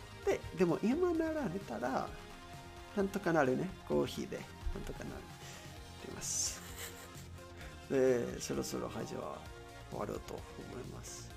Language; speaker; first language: Japanese; non-native, learner; Spanish